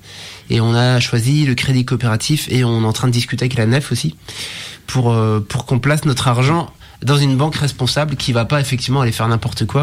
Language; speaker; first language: French; native; French